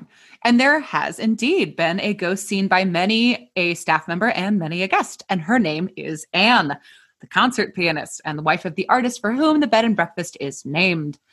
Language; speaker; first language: English; native; English